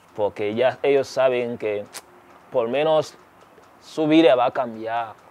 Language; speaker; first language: Spanish; non-native, fluent; Ganda